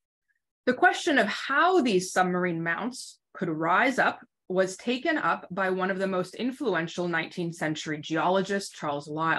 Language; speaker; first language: English; native; English